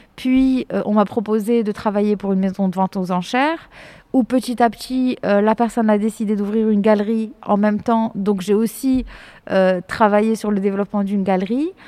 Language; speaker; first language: French; non-native, local second language; Arabic